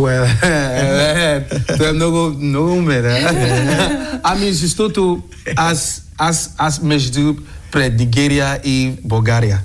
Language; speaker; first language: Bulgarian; non-native, learner; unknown